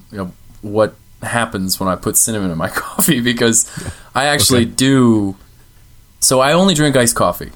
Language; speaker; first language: English; native; English